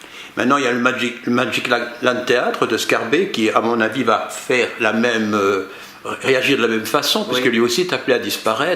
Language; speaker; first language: French; native; French